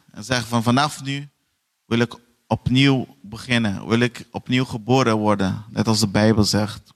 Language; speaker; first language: Dutch; non-native, fluent; Portuguese